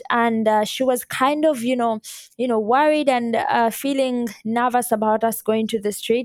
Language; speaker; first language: English; non-native, local second language; Ganda